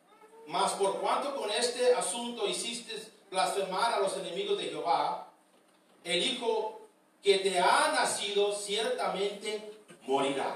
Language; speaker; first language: Spanish; early bilingual, heritage; Spanish